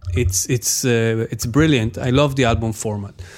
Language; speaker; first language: English; non-native, fluent; Hebrew